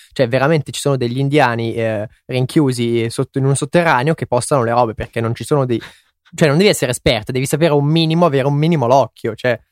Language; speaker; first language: Italian; native; Italian